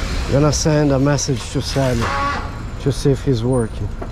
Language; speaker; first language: English; non-native, fluent; Portuguese